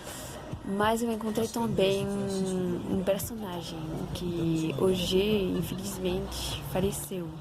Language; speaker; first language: Portuguese; non-native, fluent; French